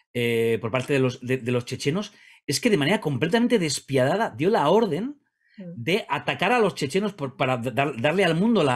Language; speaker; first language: Spanish; native; Spanish